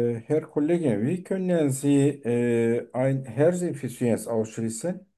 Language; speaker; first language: German; non-native, learner; Turkish